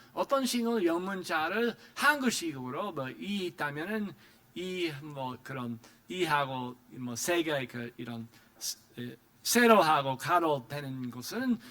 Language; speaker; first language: Korean; non-native, fluent; English